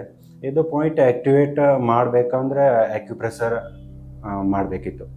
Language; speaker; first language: Kannada; non-native, local second language; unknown